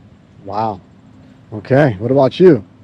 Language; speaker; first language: English; native; English